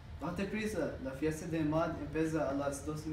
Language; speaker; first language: Spanish; non-native, learner; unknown